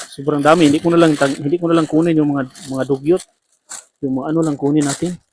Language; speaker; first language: Filipino; non-native, local second language; Cebuano